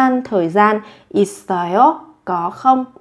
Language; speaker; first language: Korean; non-native, fluent; Vietnamese